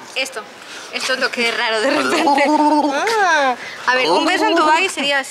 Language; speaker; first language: Spanish; native; Spanish